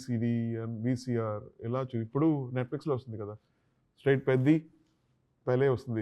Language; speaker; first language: Telugu; non-native, learner; Tamil